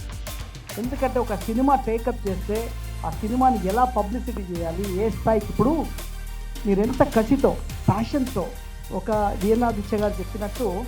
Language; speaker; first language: Telugu; native; Telugu